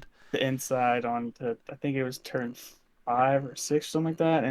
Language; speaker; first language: English; native; English